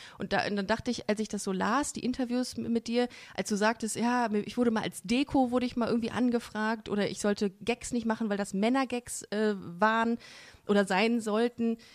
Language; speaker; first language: German; native; German